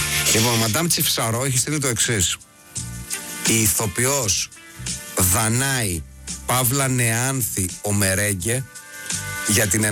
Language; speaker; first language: Greek; native; Greek